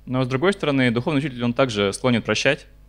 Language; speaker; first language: Russian; native; Russian